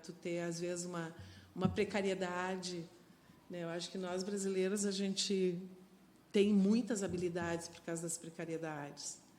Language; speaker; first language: Portuguese; non-native, fluent; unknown